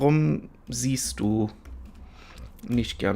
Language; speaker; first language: German; non-native, fluent; English